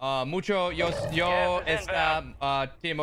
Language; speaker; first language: Spanish; non-native, learner; English